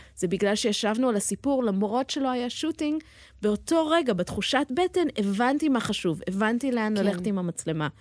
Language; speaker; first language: Hebrew; early bilingual, heritage; Hebrew